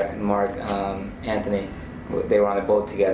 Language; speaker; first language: English; native; English